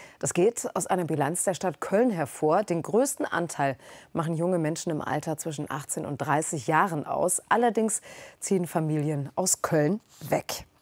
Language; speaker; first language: German; native; German